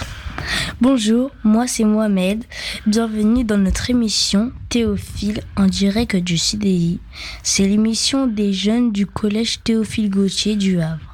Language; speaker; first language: French; native; French